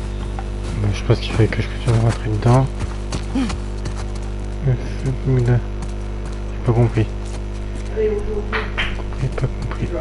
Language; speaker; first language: French; native; French